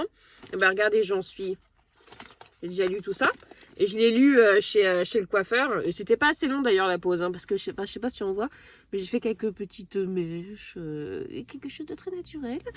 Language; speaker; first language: French; native; French